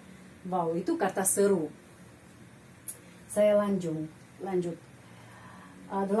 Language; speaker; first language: Indonesian; non-native, fluent; Russian